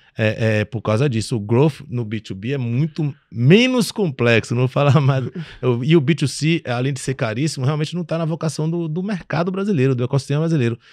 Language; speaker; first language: Portuguese; early bilingual, other home language; French